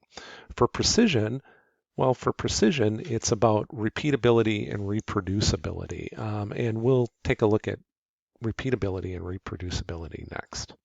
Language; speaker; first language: English; native; English